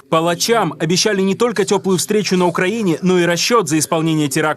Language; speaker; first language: Russian; native; Russian